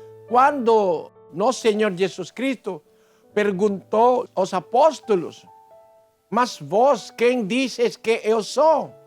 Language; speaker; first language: Portuguese; non-native, fluent; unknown